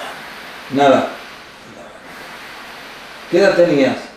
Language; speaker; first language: Spanish; native; Spanish